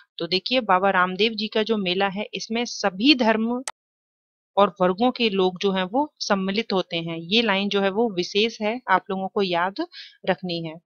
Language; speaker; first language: Hindi; native; Hindi